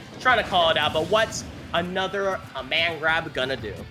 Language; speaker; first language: English; native; English